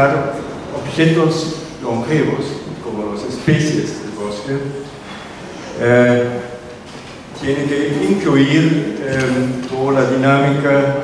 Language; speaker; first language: Spanish; non-native, fluent; German